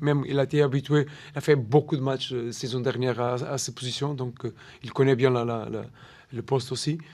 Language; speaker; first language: French; non-native, learner; Portuguese